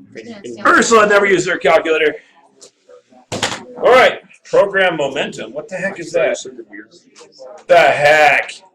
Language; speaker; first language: English; native; English